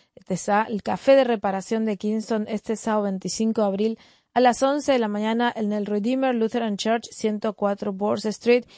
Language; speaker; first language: Spanish; native; Spanish